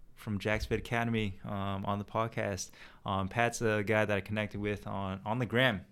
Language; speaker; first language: English; native; English